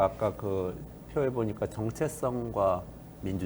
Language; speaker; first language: Korean; native; Korean